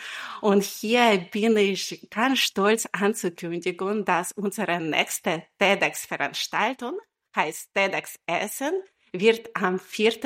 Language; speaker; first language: German; non-native, fluent; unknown